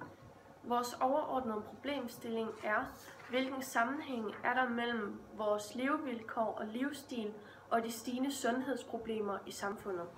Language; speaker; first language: Danish; native; Danish